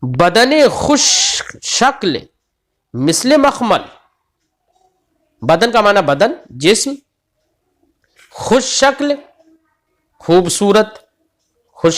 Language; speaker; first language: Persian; non-native, fluent; Urdu